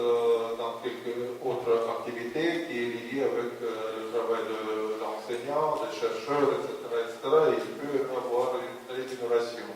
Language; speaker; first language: French; non-native, fluent; Russian